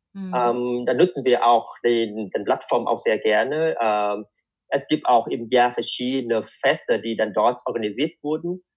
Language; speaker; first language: German; non-native, fluent; Vietnamese